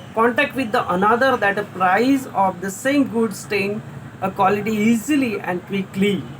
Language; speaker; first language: English; non-native, local second language; Marathi